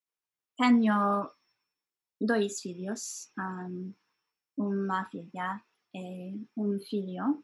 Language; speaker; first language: Portuguese; non-native, learner; English